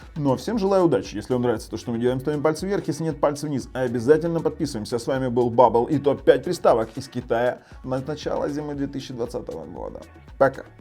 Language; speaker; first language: Russian; native; Russian